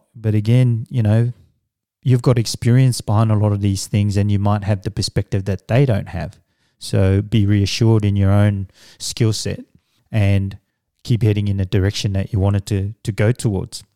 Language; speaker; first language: English; early bilingual, other home language; Samoan